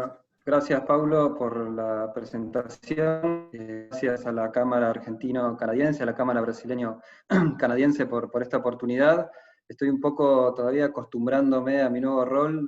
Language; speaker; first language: Spanish; native; Spanish